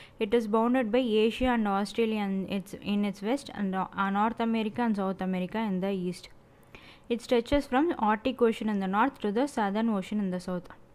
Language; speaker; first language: English; non-native, local second language; Tamil